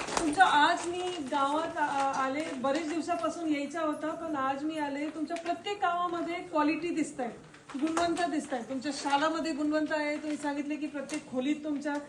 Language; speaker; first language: Marathi; non-native, fluent; Tamil